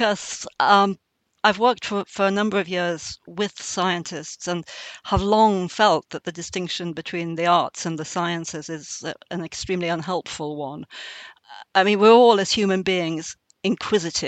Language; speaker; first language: English; native; English